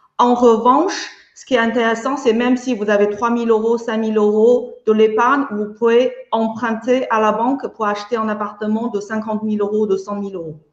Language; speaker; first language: French; non-native, fluent; Chinese